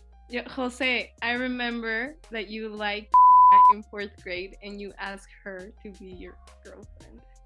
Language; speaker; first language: English; early bilingual, other home language; Spanish